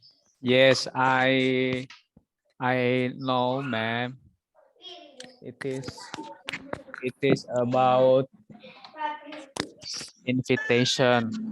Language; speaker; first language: English; non-native, learner; Indonesian